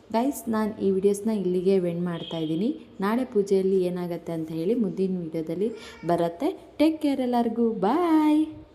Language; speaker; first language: Kannada; non-native, local second language; Tulu